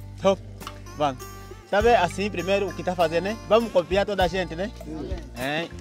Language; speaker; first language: Portuguese; non-native, learner; Vietnamese